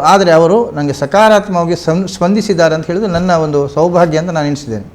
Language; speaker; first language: Kannada; non-native, local second language; Konkani